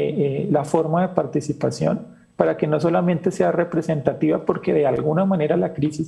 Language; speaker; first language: Spanish; native; Spanish